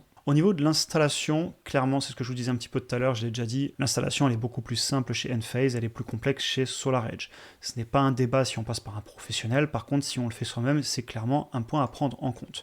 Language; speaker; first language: French; native; French